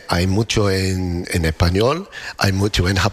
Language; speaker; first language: Spanish; non-native, learner; English